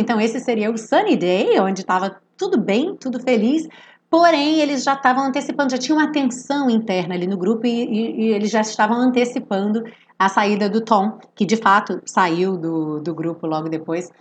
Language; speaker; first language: Portuguese; native; Portuguese